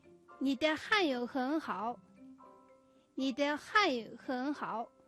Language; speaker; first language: Chinese; non-native, fluent; Mongolian